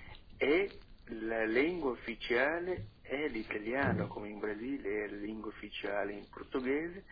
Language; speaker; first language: Italian; non-native, fluent; Portuguese